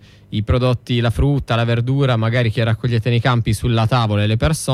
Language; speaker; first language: Italian; native; Italian